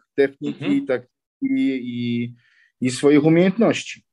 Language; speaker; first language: Polish; early bilingual, heritage; Polish